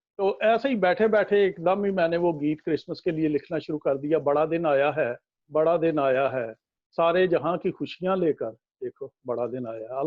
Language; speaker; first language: Hindi; non-native, local second language; Punjabi